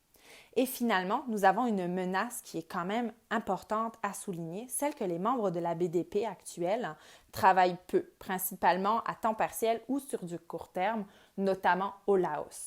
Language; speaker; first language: French; native; French